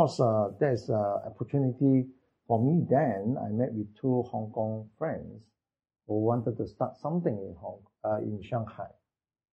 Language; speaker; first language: English; non-native, local second language; Cantonese